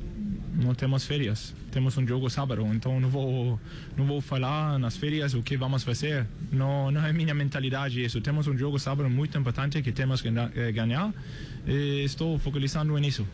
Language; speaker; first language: Portuguese; non-native, fluent; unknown